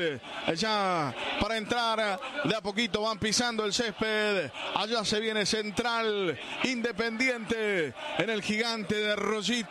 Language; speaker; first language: Spanish; native; Spanish